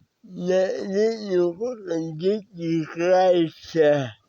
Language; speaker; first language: Russian; non-native, local second language; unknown